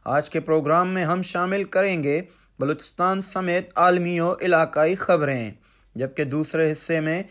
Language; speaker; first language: Urdu; non-native, local second language; Baluchi